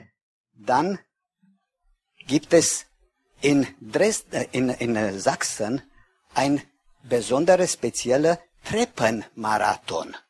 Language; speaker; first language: German; non-native, learner; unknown